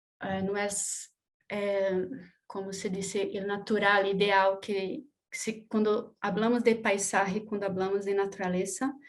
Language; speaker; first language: Spanish; non-native, learner; Portuguese